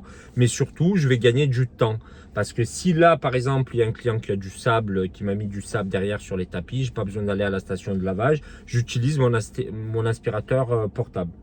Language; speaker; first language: French; native; French